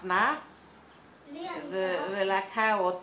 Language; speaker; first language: Hebrew; non-native, learner; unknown